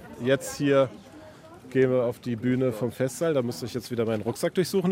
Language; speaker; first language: German; native; German